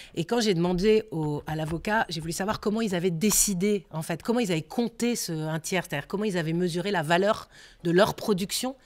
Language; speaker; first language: French; native; French